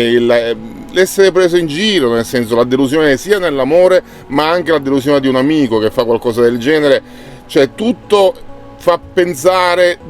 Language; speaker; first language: Italian; native; Italian